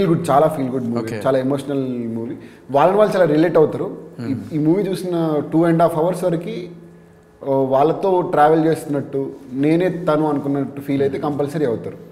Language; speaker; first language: Telugu; native; Telugu